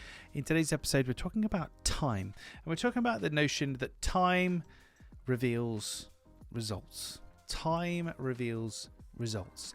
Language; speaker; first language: English; native; English